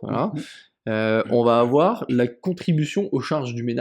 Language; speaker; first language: French; native; French